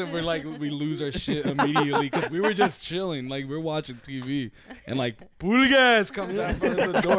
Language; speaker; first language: English; early bilingual, other home language; Spanish